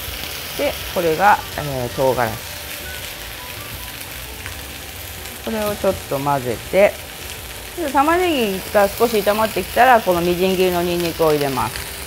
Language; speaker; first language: Japanese; native; Japanese